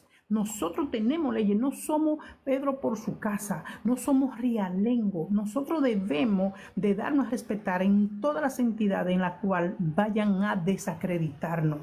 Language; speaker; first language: Spanish; native; Spanish